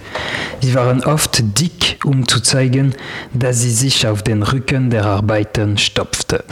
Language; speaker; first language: German; non-native, learner; French